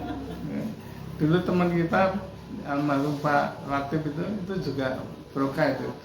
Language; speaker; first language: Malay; non-native, local second language; Javanese